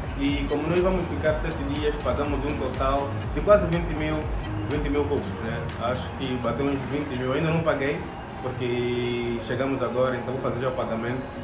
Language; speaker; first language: Portuguese; native; Portuguese